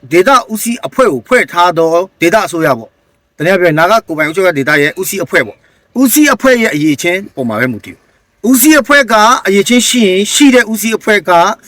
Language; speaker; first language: Burmese; non-native, local second language; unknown